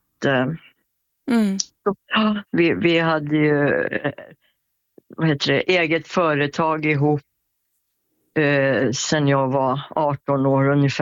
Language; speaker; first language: Swedish; native; Swedish